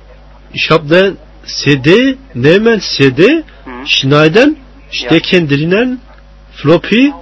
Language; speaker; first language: German; non-native, learner; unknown